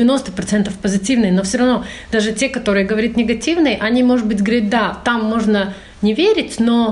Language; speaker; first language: Russian; non-native, fluent; Latvian